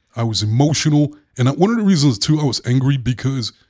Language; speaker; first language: English; native; English